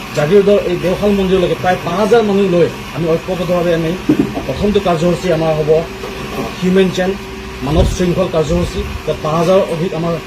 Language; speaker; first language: Assamese; non-native, local second language; Karbi